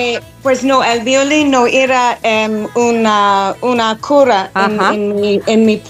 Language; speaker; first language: Spanish; non-native, fluent; English